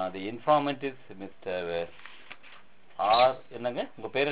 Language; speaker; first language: Tamil; native; Tamil